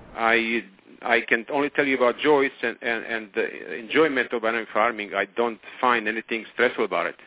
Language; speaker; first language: English; non-native, fluent; Croatian